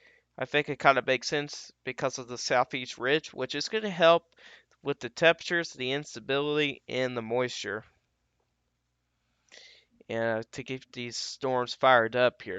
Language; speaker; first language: English; native; English